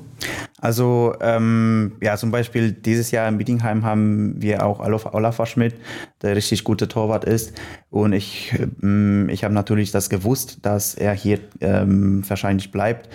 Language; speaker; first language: German; non-native, learner; Polish